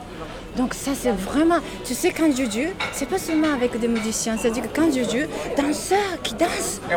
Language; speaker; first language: French; non-native, learner; Japanese